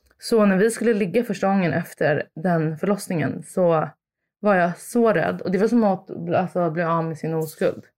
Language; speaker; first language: Swedish; early bilingual, other home language; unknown